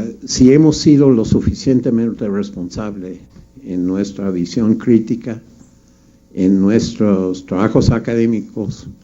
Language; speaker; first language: Spanish; non-native, fluent; English